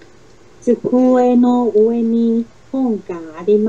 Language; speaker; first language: Japanese; non-native, learner; Chinese